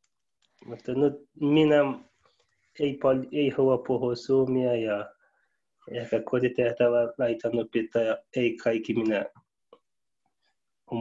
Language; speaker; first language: Finnish; non-native, learner; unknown